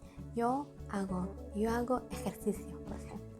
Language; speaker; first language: Spanish; non-native, learner; Indonesian